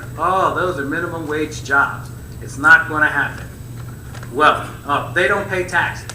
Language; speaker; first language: English; native; English